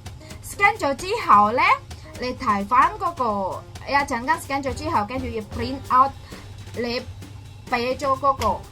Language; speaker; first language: Cantonese; non-native, fluent; Indonesian